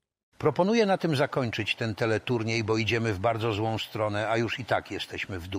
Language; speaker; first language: Polish; native; Polish